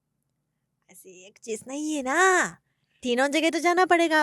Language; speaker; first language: Hindi; non-native, fluent; Japanese